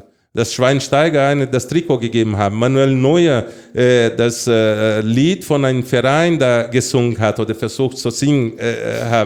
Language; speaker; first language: German; non-native, fluent; Portuguese